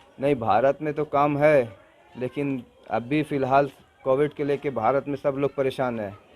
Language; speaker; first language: Hindi; native; Hindi